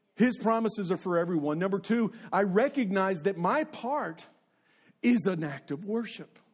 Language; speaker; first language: English; native; English